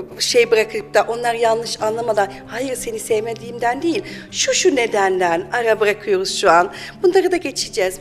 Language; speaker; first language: Turkish; early bilingual, heritage; German